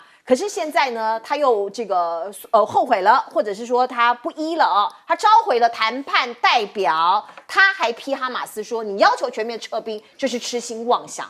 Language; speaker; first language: Chinese; native; Chinese